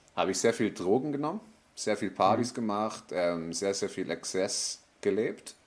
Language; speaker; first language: German; native; German